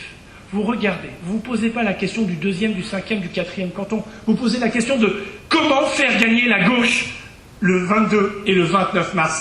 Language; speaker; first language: French; native; French